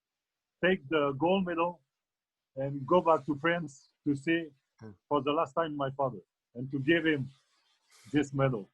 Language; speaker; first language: English; non-native, fluent; French